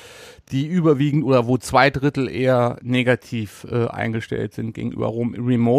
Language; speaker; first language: German; native; German